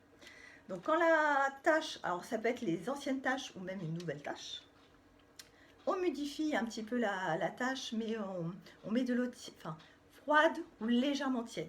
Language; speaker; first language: French; native; French